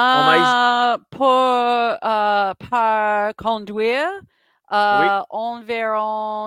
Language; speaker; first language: French; non-native, learner; English